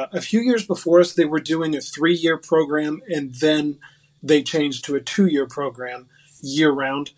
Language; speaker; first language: English; native; English